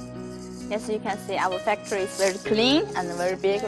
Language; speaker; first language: English; non-native, learner; Chinese